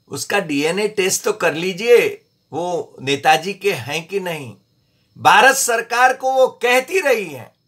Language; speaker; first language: Hindi; non-native, local second language; Gujarati